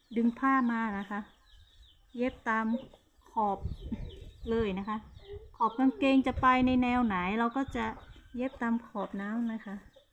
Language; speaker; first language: Thai; non-native, local second language; Hmong